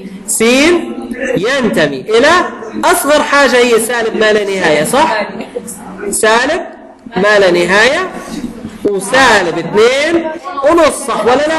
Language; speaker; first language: Arabic; native; Arabic